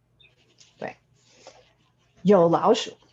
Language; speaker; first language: Chinese; non-native, fluent; English